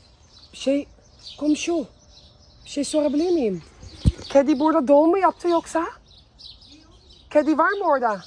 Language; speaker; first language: Turkish; early bilingual, heritage; Turkish